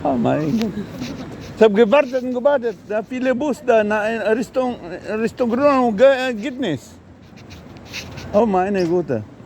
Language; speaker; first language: German; non-native, learner; Filipino